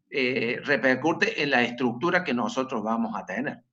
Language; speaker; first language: Spanish; native; Spanish